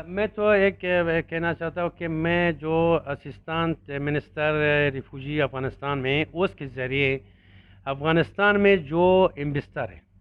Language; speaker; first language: Hindi; non-native, learner; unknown